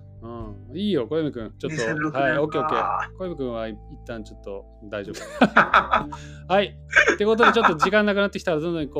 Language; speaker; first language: Japanese; native; Japanese